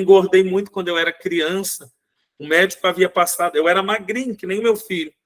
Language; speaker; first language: Portuguese; native; Portuguese